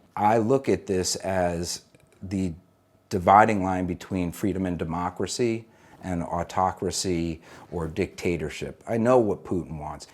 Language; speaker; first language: English; native; English